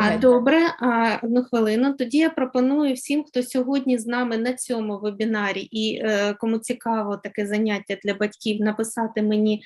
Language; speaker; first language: Ukrainian; native; Ukrainian